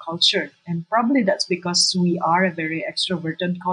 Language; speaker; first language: English; non-native, local second language; Cebuano